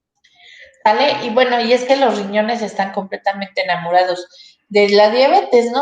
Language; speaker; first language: Spanish; native; Spanish